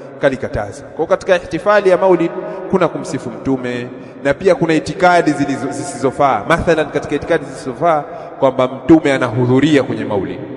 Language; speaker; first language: Swahili; native; Swahili